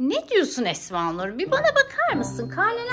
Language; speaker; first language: Turkish; native; Turkish